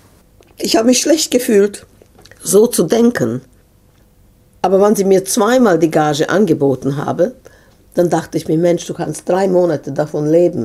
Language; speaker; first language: German; non-native, fluent; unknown